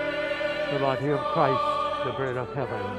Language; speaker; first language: English; native; English